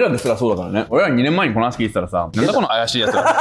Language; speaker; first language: Japanese; native; Japanese